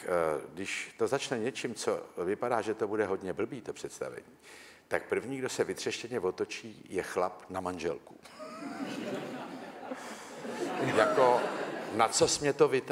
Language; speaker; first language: Czech; native; Czech